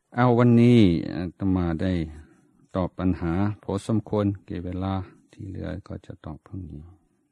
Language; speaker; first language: Thai; non-native, fluent; English